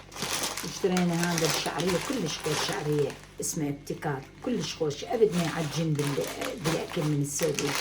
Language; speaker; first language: Arabic; native; Arabic